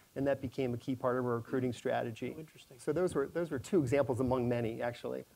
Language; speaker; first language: English; native; English